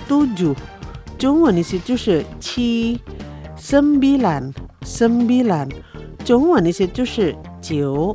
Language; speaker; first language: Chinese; non-native, fluent; Indonesian